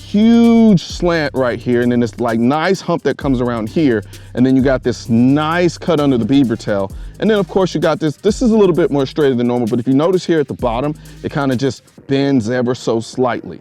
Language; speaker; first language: English; native; English